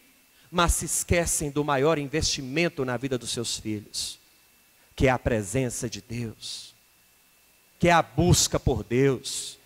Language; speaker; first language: Portuguese; native; Portuguese